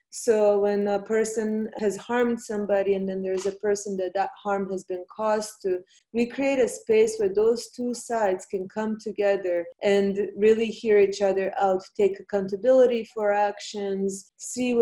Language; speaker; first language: English; non-native, fluent; Bosnian